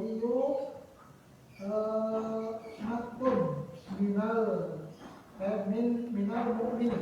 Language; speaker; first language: Arabic; non-native, learner; Indonesian